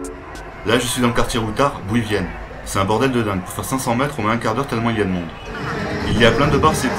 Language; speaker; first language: French; native; French